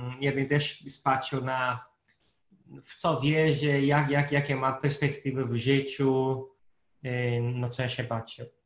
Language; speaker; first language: Polish; non-native, fluent; Portuguese